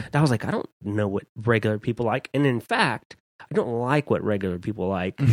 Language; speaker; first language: English; native; English